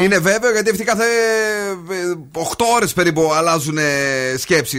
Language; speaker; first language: Greek; native; Greek